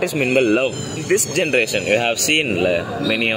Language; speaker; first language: Tamil; native; Tamil